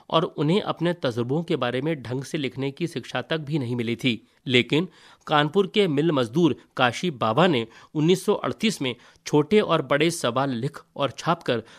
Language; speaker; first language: Hindi; native; Hindi